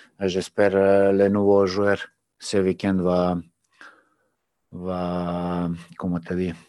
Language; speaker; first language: French; non-native, learner; Serbian